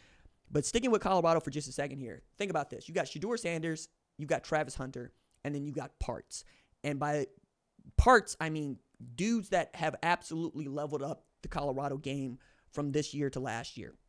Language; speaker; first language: English; native; English